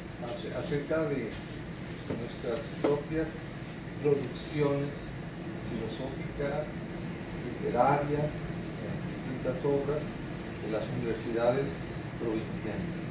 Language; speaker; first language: Spanish; native; Spanish